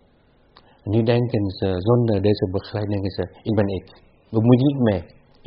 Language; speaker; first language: Dutch; non-native, fluent; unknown